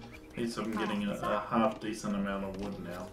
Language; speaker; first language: English; native; English